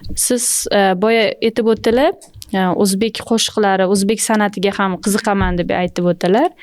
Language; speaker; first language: Uzbek; native; Uzbek